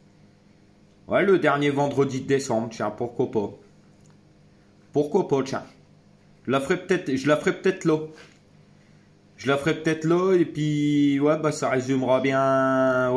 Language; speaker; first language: French; native; French